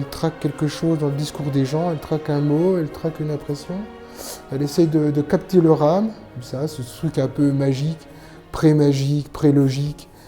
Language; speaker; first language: French; native; French